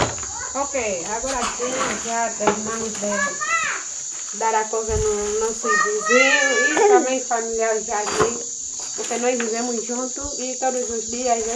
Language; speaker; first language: Portuguese; non-native, local second language; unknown